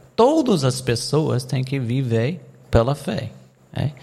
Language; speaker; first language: Portuguese; non-native, fluent; English